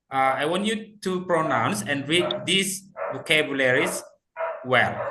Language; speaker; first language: English; non-native, fluent; Indonesian